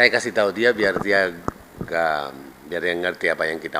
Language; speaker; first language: Indonesian; non-native, fluent; Spanish